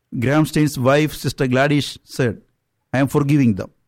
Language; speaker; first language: English; non-native, local second language; Malayalam